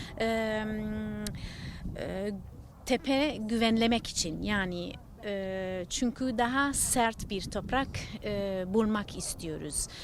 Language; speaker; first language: Turkish; non-native, learner; Italian